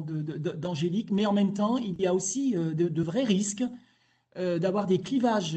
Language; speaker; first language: French; native; French